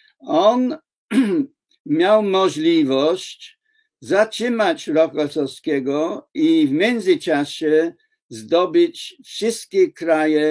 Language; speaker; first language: Polish; non-native, fluent; English